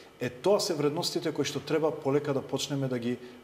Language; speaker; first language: Macedonian; non-native, local second language; Albanian